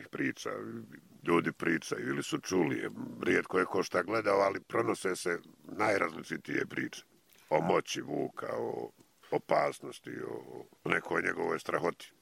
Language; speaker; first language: Croatian; native; Croatian